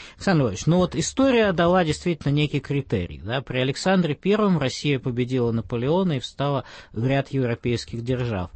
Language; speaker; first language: Russian; native; Russian